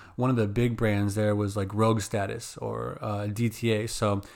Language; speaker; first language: English; native; English